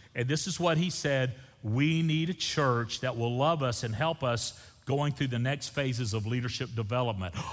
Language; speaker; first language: English; native; English